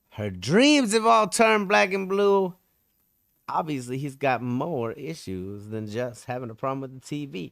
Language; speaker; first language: English; native; English